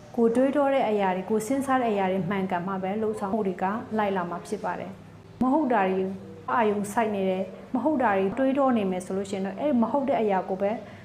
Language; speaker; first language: Burmese; non-native, local second language; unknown